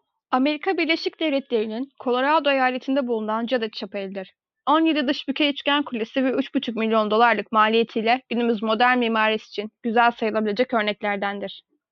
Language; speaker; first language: Turkish; native; Turkish